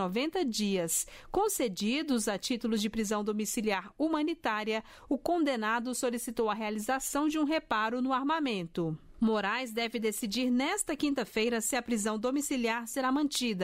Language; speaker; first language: Portuguese; native; Portuguese